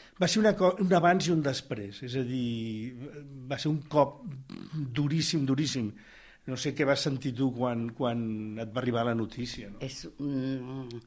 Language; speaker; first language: Catalan; native; Catalan